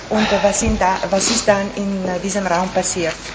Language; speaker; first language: German; non-native, local second language; Italian